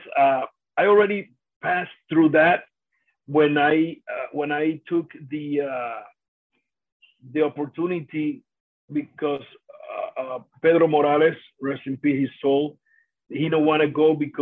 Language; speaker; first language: English; non-native, fluent; Spanish